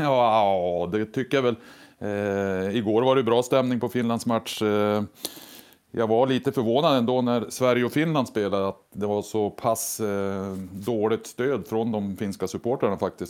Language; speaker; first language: Swedish; native; Swedish